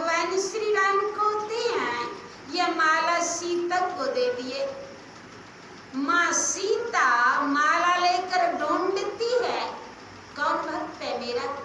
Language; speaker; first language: Hindi; native; Hindi